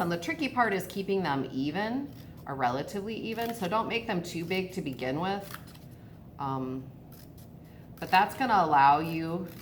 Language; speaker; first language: English; native; English